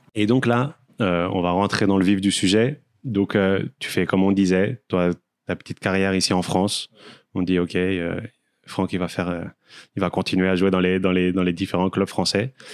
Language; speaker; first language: French; native; French